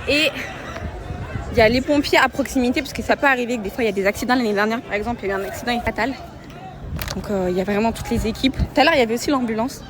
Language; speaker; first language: French; native; French